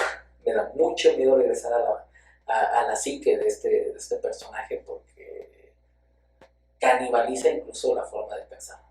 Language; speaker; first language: Spanish; native; Spanish